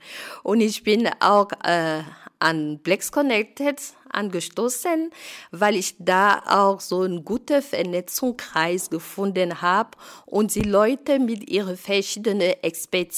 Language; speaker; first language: German; non-native, fluent; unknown